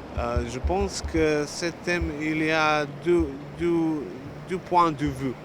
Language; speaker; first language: French; non-native, learner; Serbian